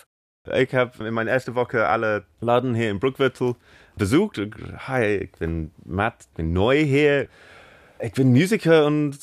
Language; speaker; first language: German; non-native, fluent; English